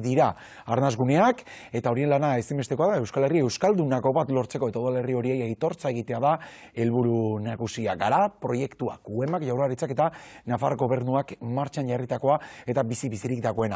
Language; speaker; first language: Basque; native; Basque